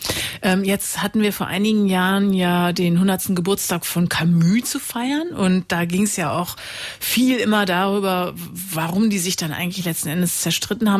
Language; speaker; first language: German; native; German